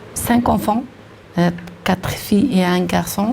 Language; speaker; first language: French; non-native, local second language; Arabic